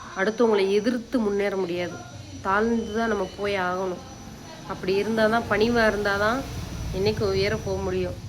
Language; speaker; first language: Tamil; native; Tamil